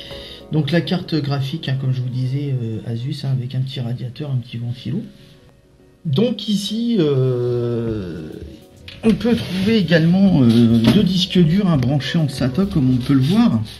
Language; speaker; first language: French; native; French